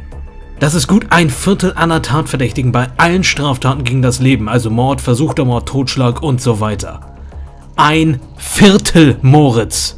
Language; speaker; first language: German; native; German